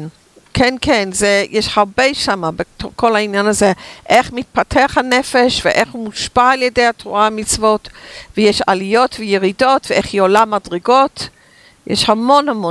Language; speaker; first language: Hebrew; non-native, fluent; English